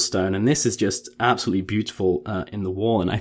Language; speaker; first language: English; native; English